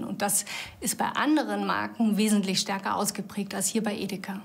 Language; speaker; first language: German; native; German